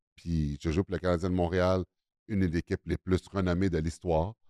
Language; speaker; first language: French; native; French